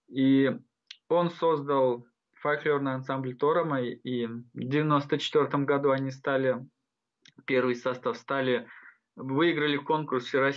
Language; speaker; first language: Russian; non-native, local second language; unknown